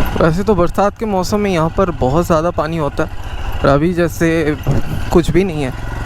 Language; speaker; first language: Hindi; non-native, local second language; Bangla